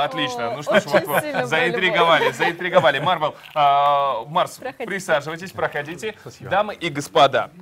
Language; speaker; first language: Russian; native; Russian